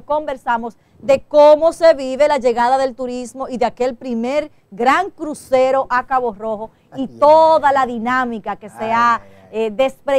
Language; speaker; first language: Spanish; native; Spanish